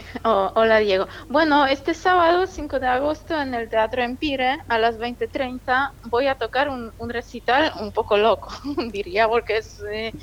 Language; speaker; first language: Spanish; non-native, fluent; Polish